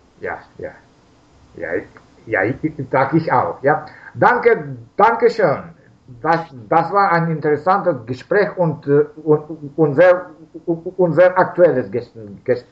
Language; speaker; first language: German; non-native, learner; Russian